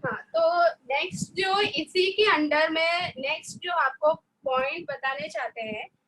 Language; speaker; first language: Hindi; non-native, local second language; Malayalam